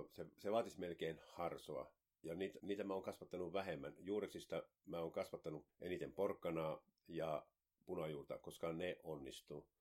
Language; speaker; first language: Finnish; native; Finnish